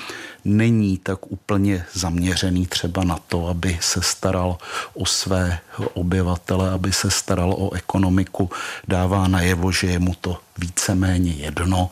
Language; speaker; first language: Czech; native; Czech